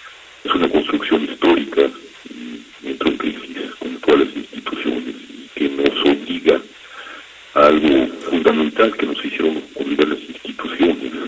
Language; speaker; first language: Spanish; native; Spanish